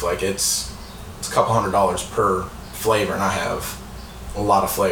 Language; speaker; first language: English; native; English